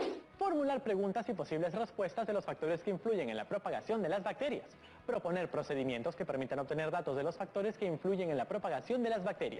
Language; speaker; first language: Spanish; native; Spanish